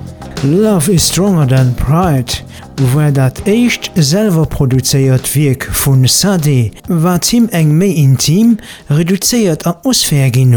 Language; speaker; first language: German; non-native, local second language; Luxembourgish